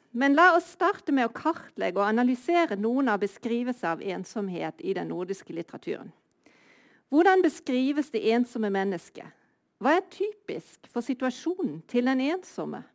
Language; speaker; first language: Norwegian; native; Norwegian